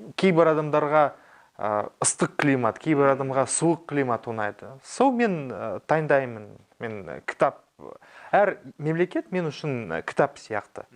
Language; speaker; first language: Kazakh; non-native, local second language; Russian